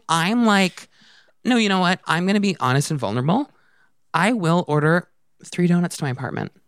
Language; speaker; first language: English; native; English